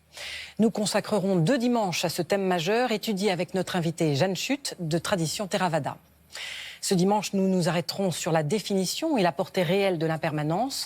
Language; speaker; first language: French; native; French